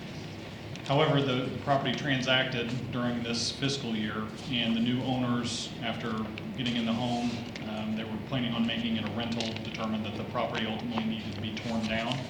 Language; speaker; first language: English; native; English